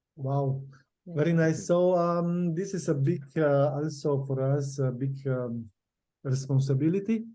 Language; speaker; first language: English; non-native, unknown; Slovenian